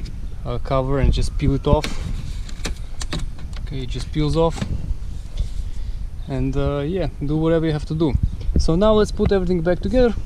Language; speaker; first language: English; non-native, fluent; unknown